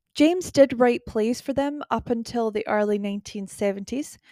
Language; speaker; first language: English; native; English